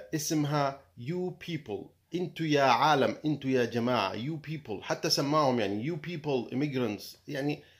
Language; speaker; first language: Arabic; native; Arabic